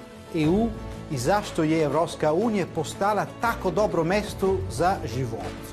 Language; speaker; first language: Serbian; non-native, learner; Italian